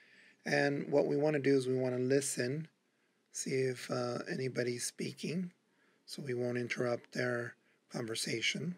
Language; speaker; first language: English; native; English